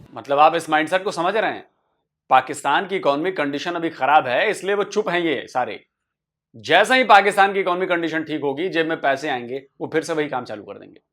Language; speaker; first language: Hindi; native; Hindi